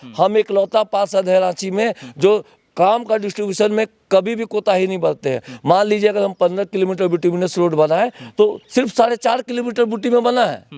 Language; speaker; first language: Hindi; native; Hindi